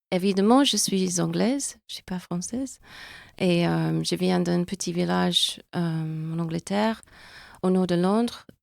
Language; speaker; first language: French; non-native, fluent; English